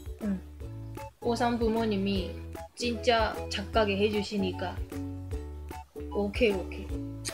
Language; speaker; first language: Korean; non-native, learner; Japanese